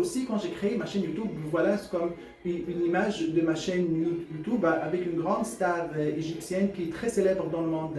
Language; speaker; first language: French; non-native, fluent; Arabic